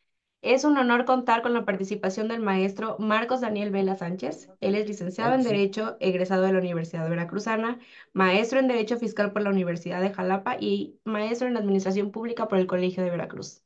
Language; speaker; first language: Spanish; native; Spanish